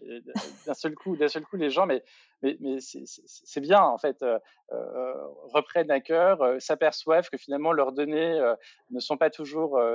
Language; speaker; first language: French; native; French